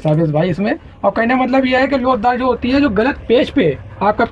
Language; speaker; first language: Hindi; native; Hindi